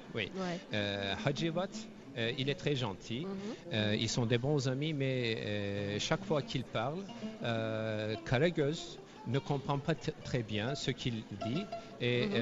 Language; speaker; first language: French; non-native, fluent; Turkish